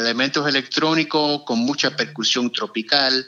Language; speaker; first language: Spanish; early bilingual, heritage; Spanish